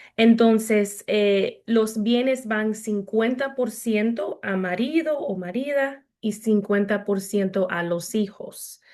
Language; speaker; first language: Spanish; early bilingual, heritage; Spanish